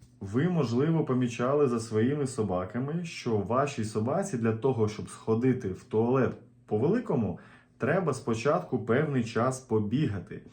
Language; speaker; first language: Ukrainian; native; Ukrainian